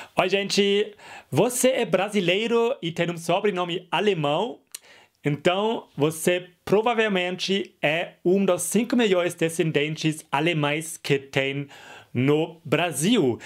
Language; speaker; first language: Portuguese; non-native, fluent; German